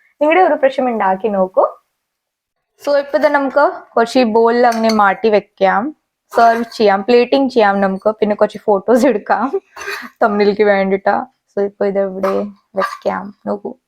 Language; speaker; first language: Malayalam; non-native, local second language; Hindi